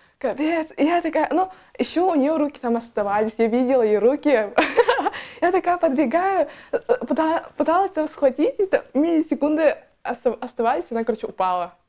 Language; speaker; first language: Russian; native; Russian